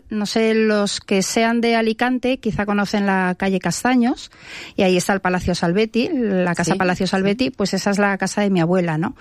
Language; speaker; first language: Spanish; native; Spanish